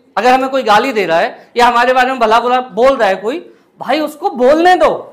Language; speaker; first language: Hindi; native; Hindi